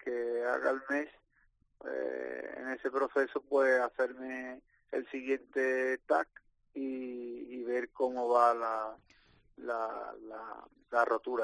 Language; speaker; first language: Spanish; native; Spanish